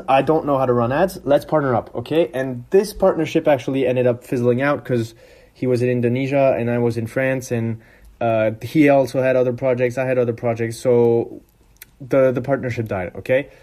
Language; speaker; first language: English; non-native, fluent; French